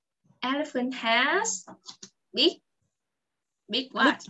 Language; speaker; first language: English; non-native, fluent; Vietnamese